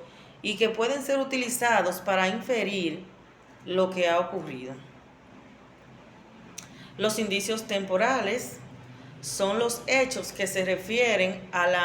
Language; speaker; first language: Spanish; native; Spanish